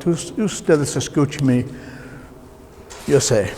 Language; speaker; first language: Spanish; non-native, learner; English